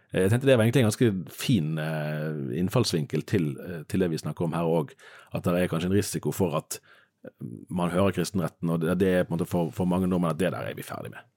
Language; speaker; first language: Norwegian; native; Norwegian